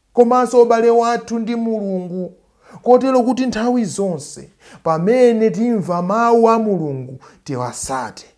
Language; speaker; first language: Nyanja; non-native, local second language; Tumbuka